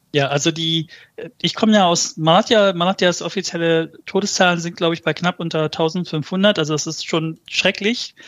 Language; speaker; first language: German; early bilingual, other home language; Turkish